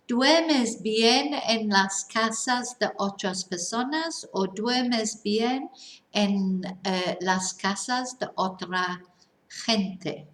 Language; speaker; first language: Spanish; non-native, fluent; English